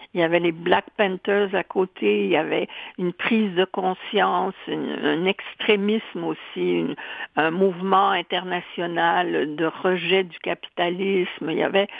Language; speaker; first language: French; native; French